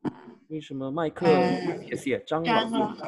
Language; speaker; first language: Chinese; non-native, fluent; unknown